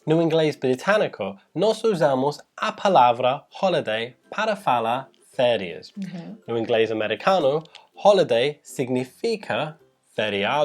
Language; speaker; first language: Portuguese; non-native, fluent; English